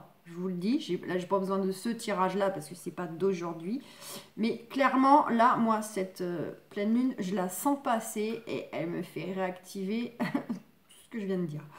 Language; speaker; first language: French; native; French